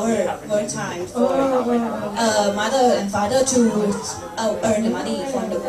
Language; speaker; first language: English; non-native, learner; Thai